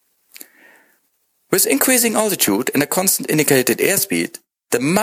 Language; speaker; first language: English; non-native, fluent; German